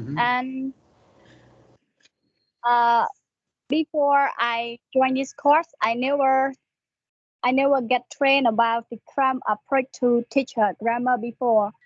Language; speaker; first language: English; non-native, learner; Khmer